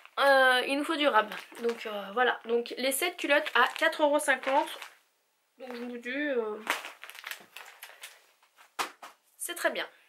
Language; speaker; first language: French; native; French